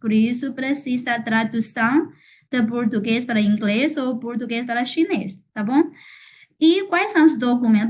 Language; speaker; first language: Portuguese; non-native, fluent; Chinese